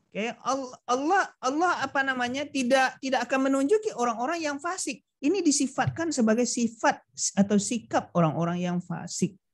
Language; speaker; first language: Indonesian; non-native, local second language; Minangkabau